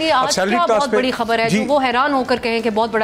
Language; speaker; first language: Urdu; native; Urdu